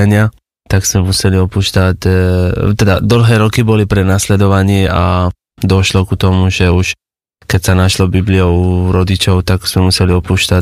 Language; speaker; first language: Slovak; non-native, fluent; Persian